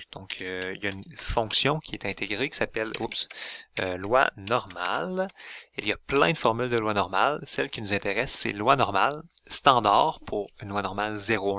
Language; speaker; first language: French; native; French